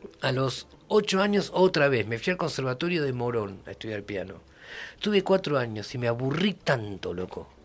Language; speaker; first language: Spanish; native; Spanish